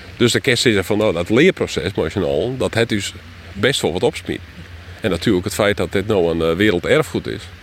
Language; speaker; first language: Dutch; non-native, local second language; Western Frisian